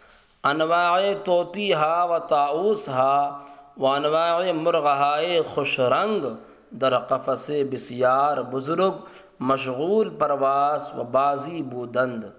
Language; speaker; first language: Persian; non-native, fluent; Urdu